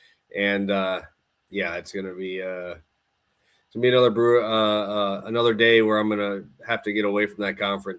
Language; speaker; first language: English; native; English